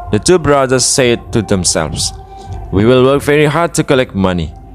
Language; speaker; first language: English; non-native, fluent; Indonesian